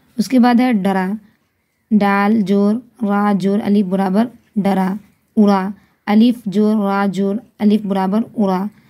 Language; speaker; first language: Hindi; native; Hindi